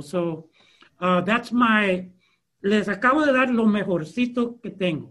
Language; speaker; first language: Spanish; early bilingual, heritage; Spanish